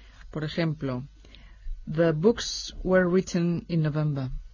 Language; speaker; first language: English; non-native, fluent; Spanish